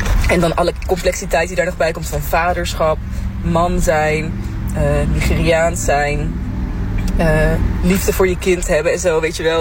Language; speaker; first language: Dutch; native; Dutch